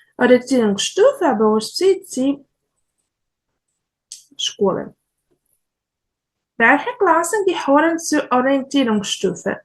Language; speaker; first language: German; non-native, learner; Ukrainian